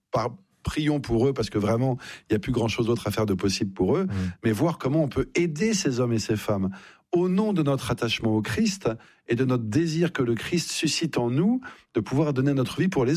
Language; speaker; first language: French; native; French